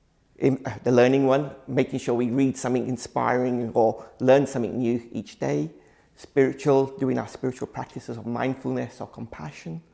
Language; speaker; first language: English; early bilingual, other home language; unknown